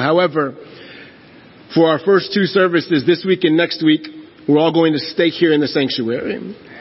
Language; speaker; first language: English; native; English